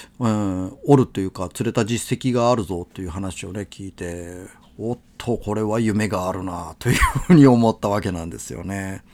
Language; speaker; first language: Japanese; native; Japanese